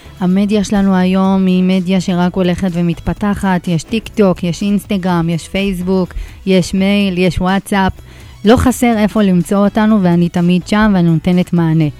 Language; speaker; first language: Hebrew; native; Hebrew